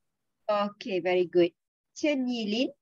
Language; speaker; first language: English; non-native, local second language; Malay